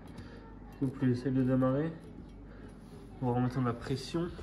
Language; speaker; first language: French; native; French